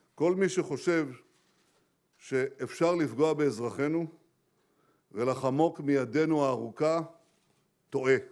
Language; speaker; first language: Hebrew; native; Hebrew